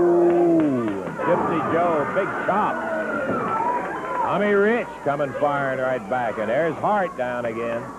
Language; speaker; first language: English; native; English